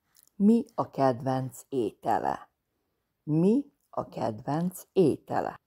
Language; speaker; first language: Hungarian; non-native, fluent; Serbian